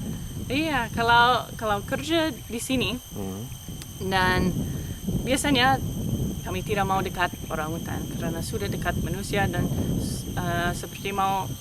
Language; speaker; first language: Indonesian; non-native, fluent; English